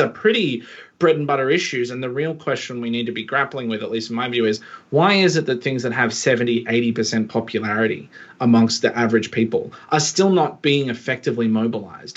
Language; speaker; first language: English; native; English